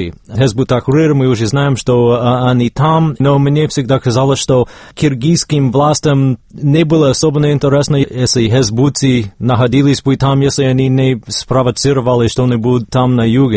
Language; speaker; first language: Russian; non-native, fluent; English